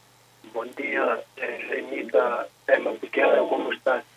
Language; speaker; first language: Portuguese; non-native, local second language; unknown